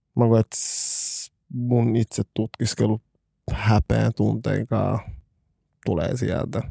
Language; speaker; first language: Finnish; early bilingual, other home language; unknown